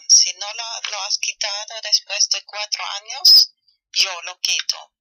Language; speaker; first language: Spanish; non-native, fluent; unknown